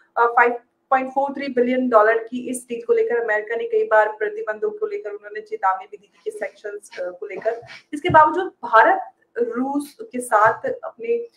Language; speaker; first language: Hindi; native; Hindi